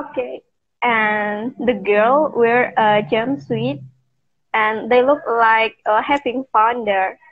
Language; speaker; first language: English; non-native, learner; Indonesian